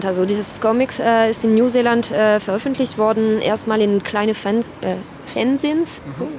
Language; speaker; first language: German; non-native, fluent; French